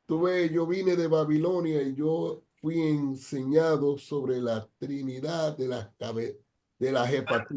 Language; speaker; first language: Spanish; non-native, fluent; English